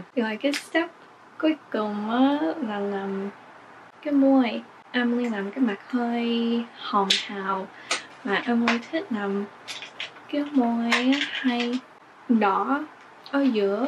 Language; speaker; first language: Vietnamese; early bilingual, heritage; English